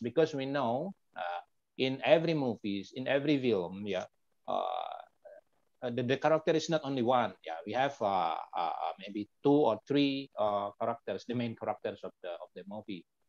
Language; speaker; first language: English; non-native, fluent; Indonesian